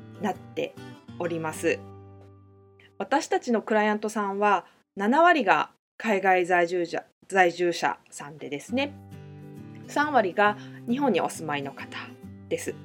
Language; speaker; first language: Japanese; native; Japanese